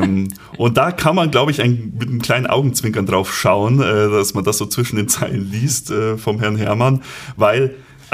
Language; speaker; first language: German; native; German